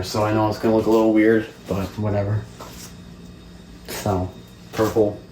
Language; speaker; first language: English; native; English